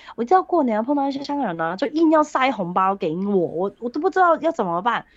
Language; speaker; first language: Chinese; non-native, local second language; Cantonese